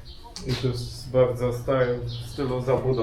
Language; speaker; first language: Polish; native; Polish